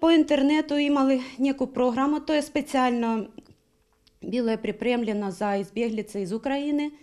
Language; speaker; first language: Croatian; non-native, learner; Ukrainian